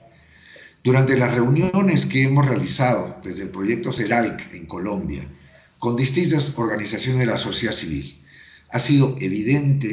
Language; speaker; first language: Spanish; native; Spanish